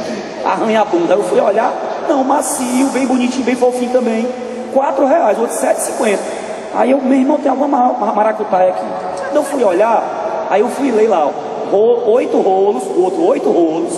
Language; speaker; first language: Portuguese; native; Portuguese